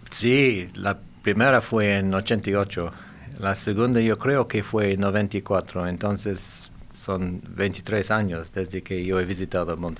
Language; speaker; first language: Spanish; non-native, fluent; English